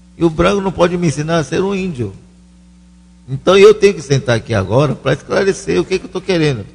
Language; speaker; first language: Portuguese; non-native, local second language; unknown